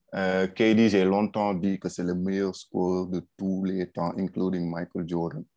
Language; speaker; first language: French; non-native, local second language; Wolof